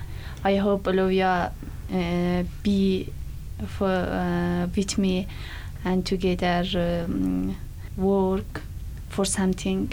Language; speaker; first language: English; non-native, learner; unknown